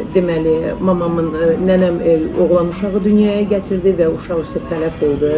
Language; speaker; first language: Azerbaijani; early bilingual, heritage; Azerbaijani